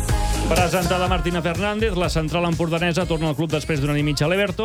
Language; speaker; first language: Catalan; native; Catalan